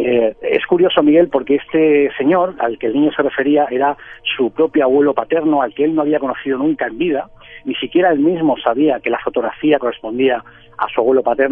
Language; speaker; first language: Spanish; native; Spanish